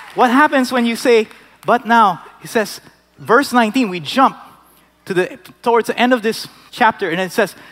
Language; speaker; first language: English; non-native, local second language; Filipino